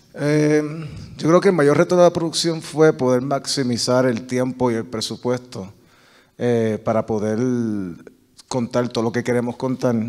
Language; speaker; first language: Spanish; native; Spanish